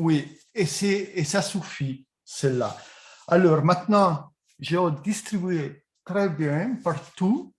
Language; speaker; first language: French; non-native, fluent; Italian